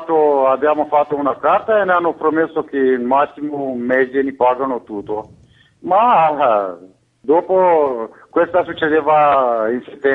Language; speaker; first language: Italian; non-native, fluent; Romanian